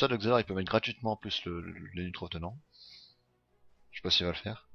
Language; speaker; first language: French; native; French